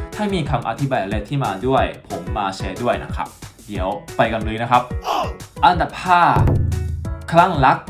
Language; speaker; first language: Thai; non-native, fluent; Japanese